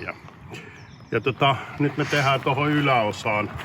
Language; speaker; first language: Finnish; native; Finnish